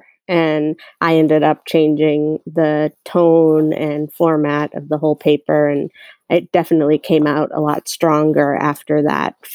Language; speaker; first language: English; native; English